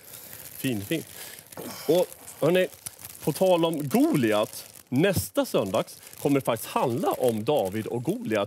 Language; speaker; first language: Swedish; native; Swedish